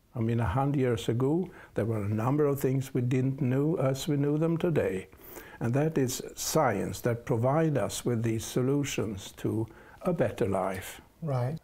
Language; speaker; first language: English; native; English